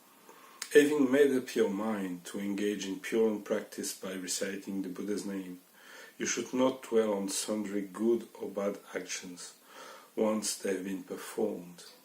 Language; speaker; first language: English; non-native, fluent; French